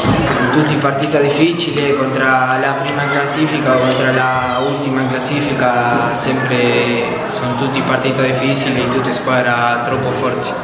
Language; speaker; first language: Italian; non-native, learner; Spanish